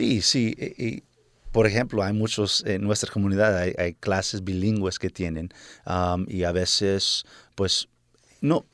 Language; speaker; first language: Spanish; early bilingual, heritage; Spanish